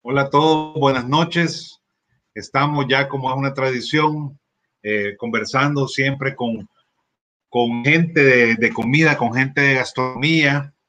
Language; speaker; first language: Spanish; native; Spanish